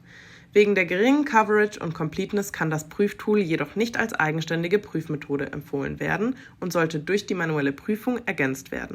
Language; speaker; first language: German; native; German